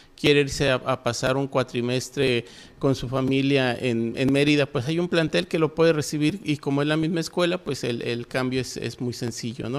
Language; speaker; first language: Spanish; native; Spanish